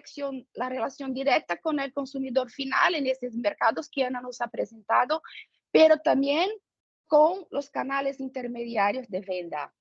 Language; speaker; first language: Spanish; non-native, fluent; Portuguese